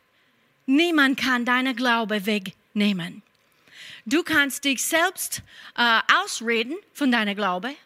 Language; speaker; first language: German; non-native, fluent; English